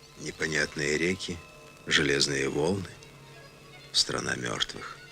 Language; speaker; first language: Russian; native; Russian